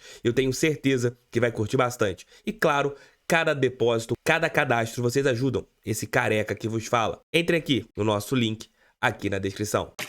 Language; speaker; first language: Portuguese; native; Portuguese